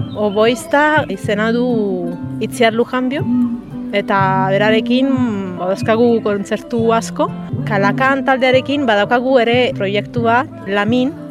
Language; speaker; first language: Basque; non-native, learner; Italian